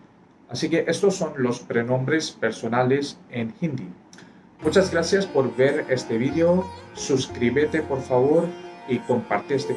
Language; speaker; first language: Spanish; non-native, fluent; Hindi